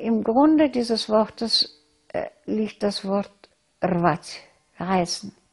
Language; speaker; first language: German; non-native, fluent; Russian